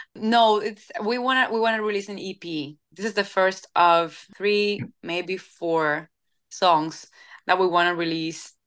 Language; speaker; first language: English; non-native, fluent; Spanish